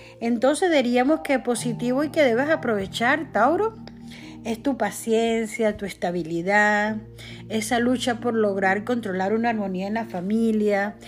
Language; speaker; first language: Spanish; native; Spanish